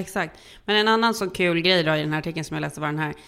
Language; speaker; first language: Swedish; native; Swedish